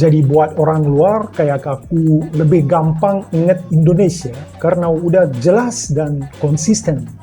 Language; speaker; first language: Indonesian; non-native, fluent; Russian